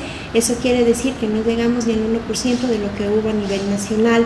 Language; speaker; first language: Spanish; native; Spanish